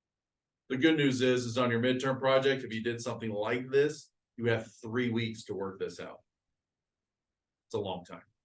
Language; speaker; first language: English; native; English